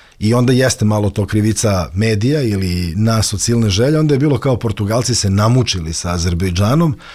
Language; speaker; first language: Serbian; native; Serbian